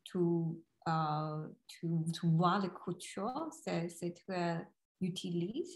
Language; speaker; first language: French; non-native, learner; Chinese